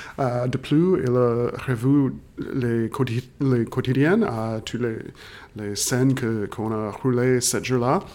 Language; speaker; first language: French; non-native, fluent; English